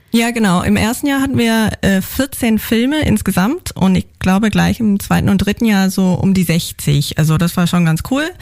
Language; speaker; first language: German; non-native, fluent; English